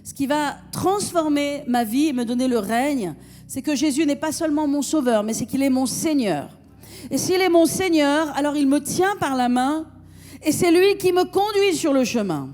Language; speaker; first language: French; native; French